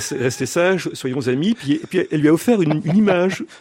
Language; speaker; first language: French; native; French